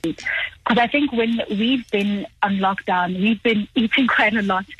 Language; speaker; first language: English; non-native, local second language; Zulu